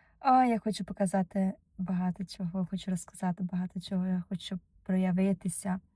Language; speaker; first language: Ukrainian; non-native, fluent; Russian